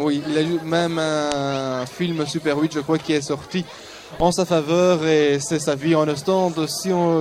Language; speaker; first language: French; native; French